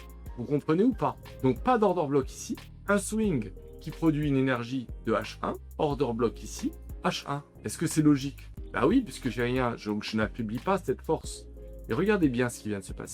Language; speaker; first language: French; native; French